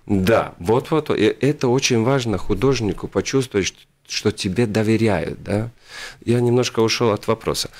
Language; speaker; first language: Russian; non-native, local second language; Latvian